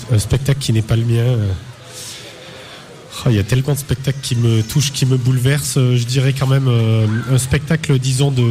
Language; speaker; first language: French; native; French